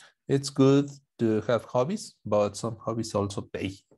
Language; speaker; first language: English; non-native, fluent; Spanish